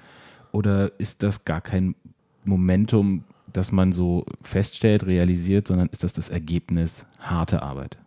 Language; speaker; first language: German; native; German